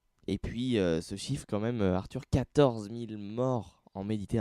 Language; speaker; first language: French; native; French